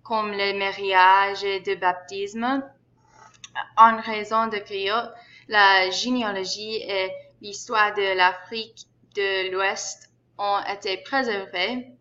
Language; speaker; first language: French; non-native, learner; English